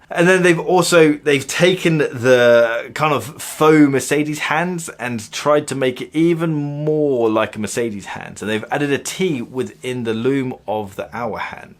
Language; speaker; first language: English; native; English